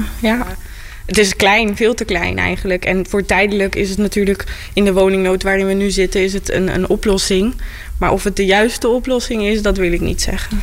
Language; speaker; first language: Dutch; native; Dutch